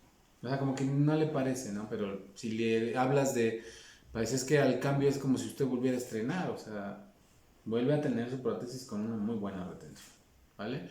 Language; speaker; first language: Spanish; native; Spanish